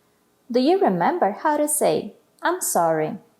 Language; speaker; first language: English; non-native, fluent; Portuguese